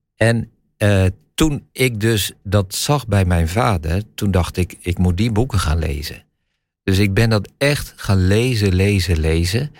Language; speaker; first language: Dutch; native; Dutch